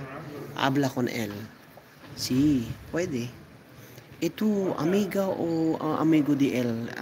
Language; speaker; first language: Spanish; non-native, learner; Iloko